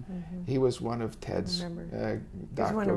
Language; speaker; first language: English; native; English